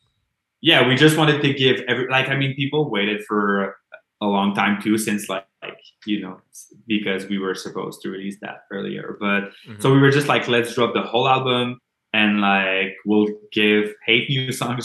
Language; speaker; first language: English; non-native, fluent; French